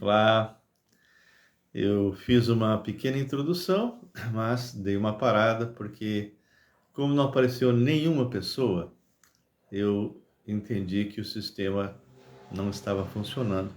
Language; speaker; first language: Portuguese; native; Portuguese